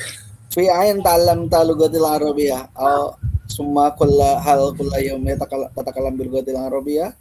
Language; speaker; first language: Arabic; non-native, learner; Indonesian